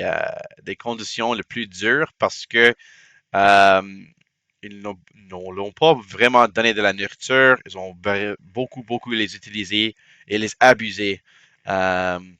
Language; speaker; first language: French; non-native, local second language; English